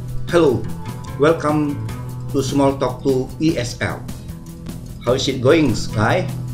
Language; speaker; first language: English; non-native, fluent; Indonesian